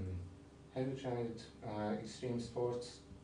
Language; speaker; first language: English; non-native, learner; Hungarian